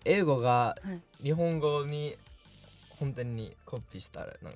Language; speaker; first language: Japanese; non-native, fluent; English